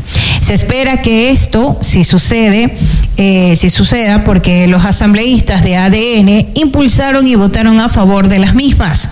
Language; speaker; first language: Spanish; native; Spanish